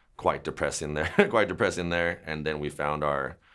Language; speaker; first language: English; native; English